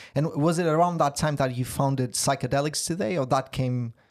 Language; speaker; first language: English; non-native, fluent; Portuguese